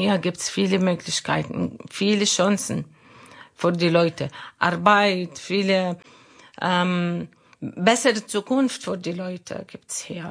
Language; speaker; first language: German; non-native, learner; Arabic